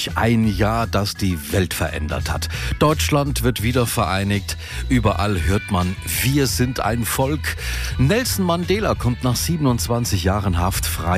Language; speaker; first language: German; native; German